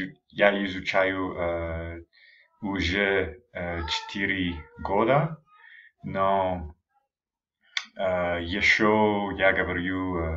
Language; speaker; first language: Russian; non-native, learner; English